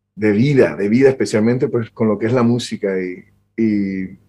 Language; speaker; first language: Spanish; native; Spanish